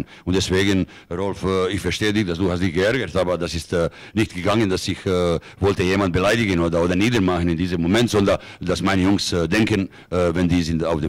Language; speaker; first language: German; non-native, fluent; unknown